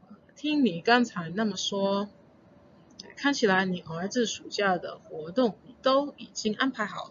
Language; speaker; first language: Chinese; non-native, fluent; English